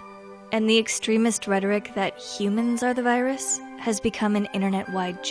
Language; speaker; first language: English; native; English